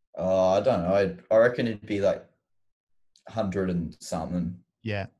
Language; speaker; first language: English; native; English